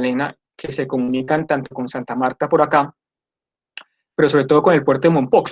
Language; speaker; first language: Spanish; native; Spanish